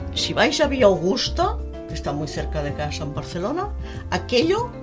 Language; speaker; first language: Spanish; native; Spanish